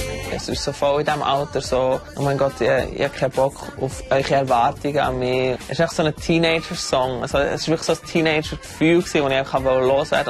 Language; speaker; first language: German; native; German